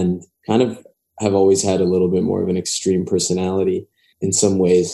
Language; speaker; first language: English; native; English